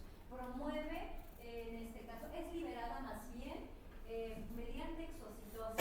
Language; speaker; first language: Spanish; native; Spanish